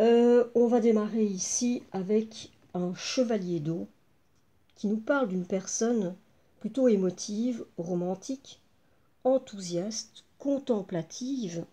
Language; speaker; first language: French; native; French